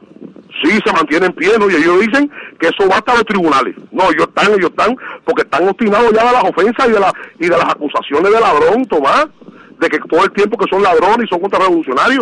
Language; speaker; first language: Spanish; native; Spanish